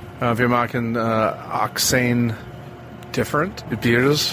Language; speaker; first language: German; non-native, learner; English